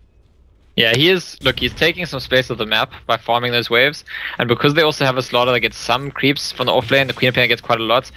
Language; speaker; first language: English; native; English